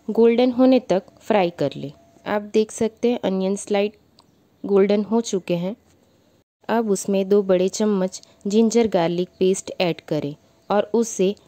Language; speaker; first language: Hindi; native; Hindi